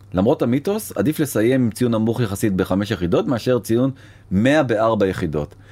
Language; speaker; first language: Hebrew; native; Hebrew